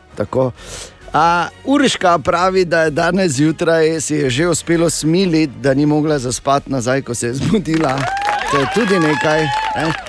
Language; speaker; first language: Slovenian; native; Slovenian